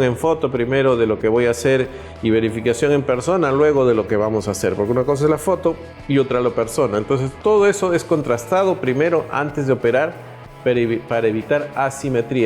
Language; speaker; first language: Spanish; native; Spanish